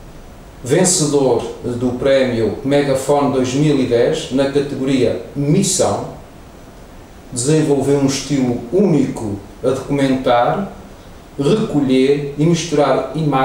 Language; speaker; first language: Portuguese; native; Portuguese